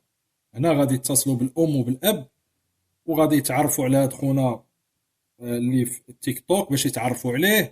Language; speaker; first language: Arabic; native; Arabic